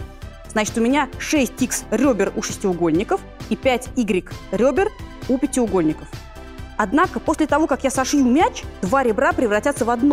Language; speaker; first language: Russian; native; Russian